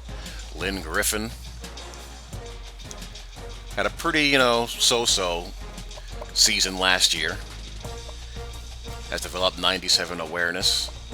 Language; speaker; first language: English; native; English